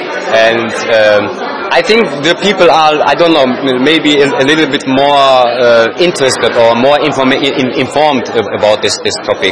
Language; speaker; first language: English; non-native, learner; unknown